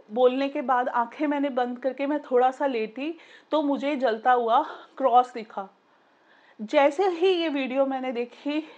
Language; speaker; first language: Hindi; native; Hindi